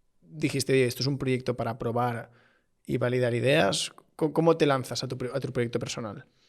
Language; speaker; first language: Spanish; native; Spanish